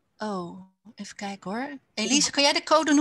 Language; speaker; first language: Dutch; native; Dutch